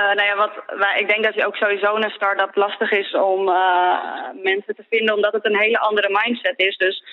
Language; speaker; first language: Dutch; early bilingual, other home language; Greek